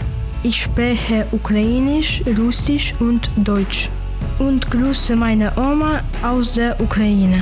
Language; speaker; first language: German; non-native, learner; Ukrainian